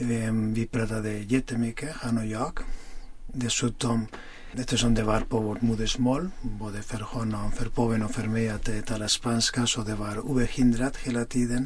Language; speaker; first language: Swedish; non-native, fluent; Spanish